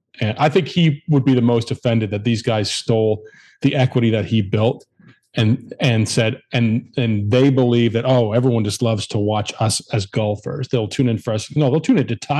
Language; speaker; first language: English; native; English